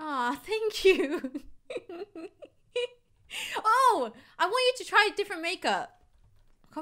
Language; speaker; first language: English; native; English